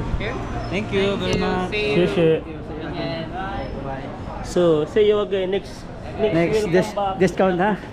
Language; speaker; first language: English; non-native, local second language; Filipino